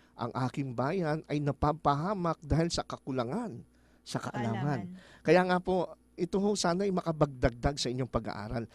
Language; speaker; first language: Filipino; native; Filipino